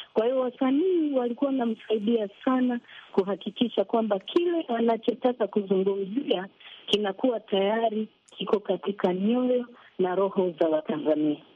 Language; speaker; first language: Swahili; native; Swahili